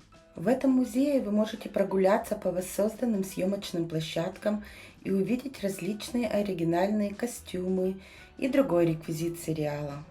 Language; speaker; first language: Russian; native; Russian